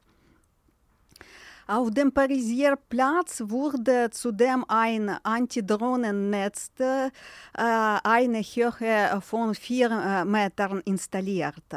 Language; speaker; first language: German; non-native, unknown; Ukrainian